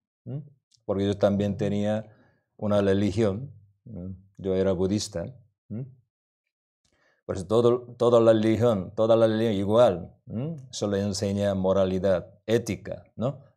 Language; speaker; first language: Spanish; non-native, learner; Korean